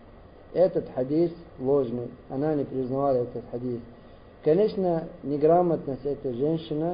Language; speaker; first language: Russian; non-native, learner; Arabic